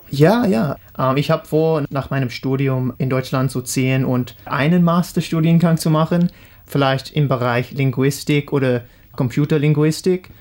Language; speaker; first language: German; non-native, fluent; English